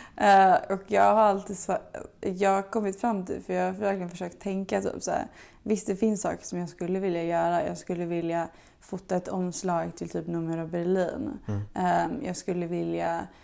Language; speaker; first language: Swedish; early bilingual, other home language; Bosnian